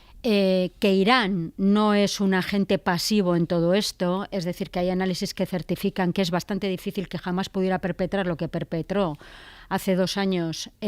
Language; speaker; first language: Spanish; native; Spanish